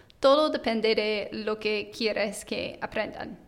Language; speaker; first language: Spanish; non-native, fluent; English